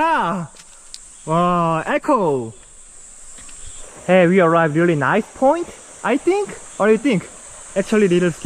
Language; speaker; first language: English; non-native, fluent; Korean